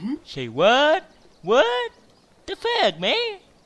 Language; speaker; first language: English; non-native, learner; Vietnamese